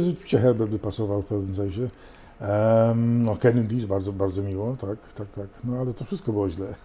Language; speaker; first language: Polish; early bilingual, heritage; Polish